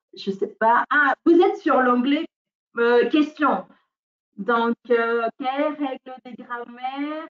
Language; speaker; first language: French; non-native, fluent; Spanish